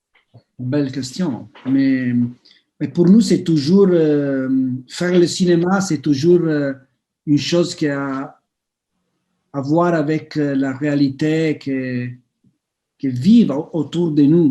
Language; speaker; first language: French; non-native, fluent; Italian